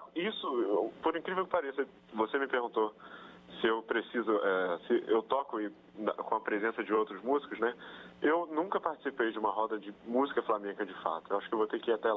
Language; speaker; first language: Portuguese; native; Portuguese